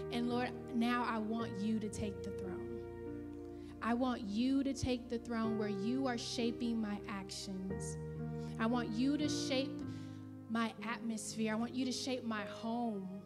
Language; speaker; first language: English; native; English